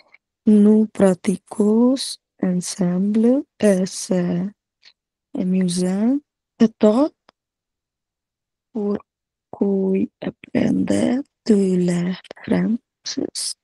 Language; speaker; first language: French; non-native, learner; Punjabi